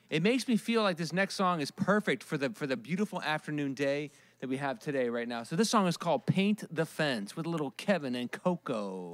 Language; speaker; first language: English; native; English